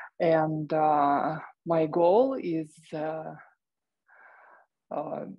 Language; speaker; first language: English; non-native, fluent; Russian